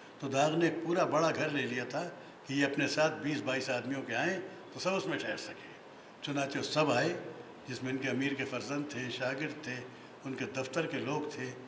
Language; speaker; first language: Urdu; native; Urdu